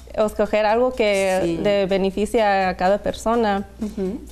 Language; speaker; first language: Spanish; early bilingual, heritage; Spanish